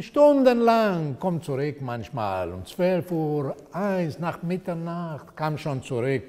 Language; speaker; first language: German; non-native, fluent; Portuguese